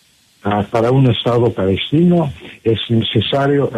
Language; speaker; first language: Spanish; non-native, fluent; English